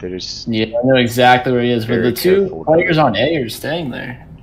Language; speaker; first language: English; native; English